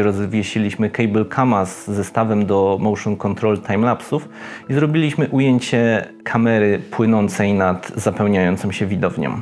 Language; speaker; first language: Polish; native; Polish